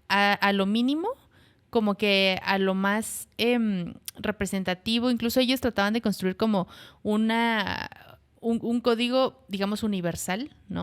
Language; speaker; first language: Spanish; native; Spanish